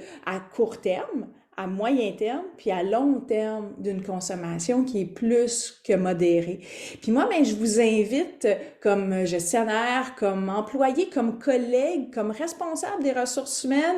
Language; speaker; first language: French; native; French